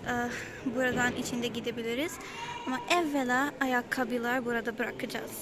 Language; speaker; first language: Turkish; non-native, learner; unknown